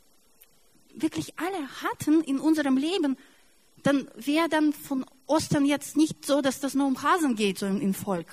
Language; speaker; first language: German; non-native, fluent; Russian